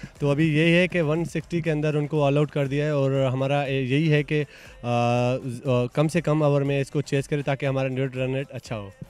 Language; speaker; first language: Urdu; non-native, local second language; Sindhi